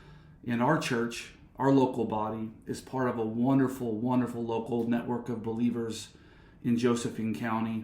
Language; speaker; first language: English; native; English